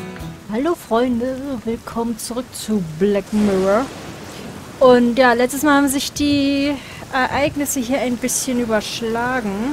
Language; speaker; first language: German; native; German